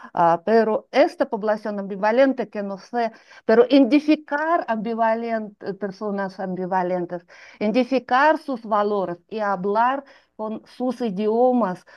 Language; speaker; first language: Spanish; non-native, fluent; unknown